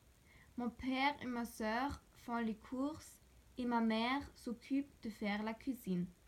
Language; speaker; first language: French; non-native, learner; German